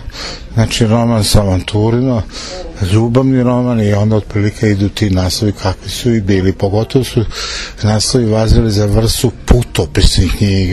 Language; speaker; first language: Serbian; native; Serbian